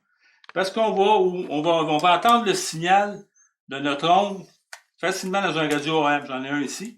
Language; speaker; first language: French; native; French